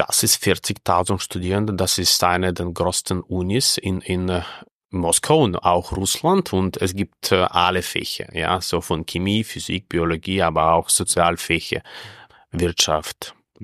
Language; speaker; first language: German; non-native, fluent; Russian